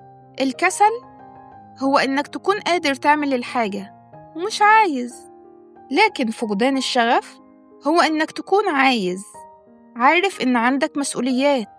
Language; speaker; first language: Arabic; native; Arabic